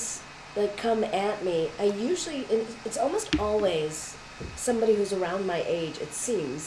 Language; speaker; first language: English; native; English